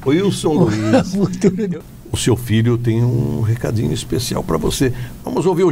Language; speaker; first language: Portuguese; native; Portuguese